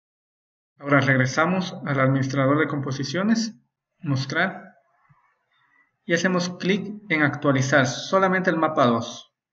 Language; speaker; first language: Spanish; native; Spanish